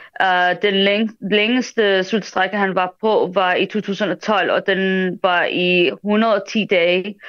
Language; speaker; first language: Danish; early bilingual, other home language; Arabic